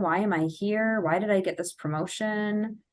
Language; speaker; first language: English; native; English